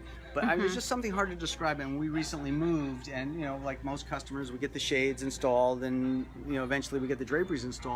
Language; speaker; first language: English; native; English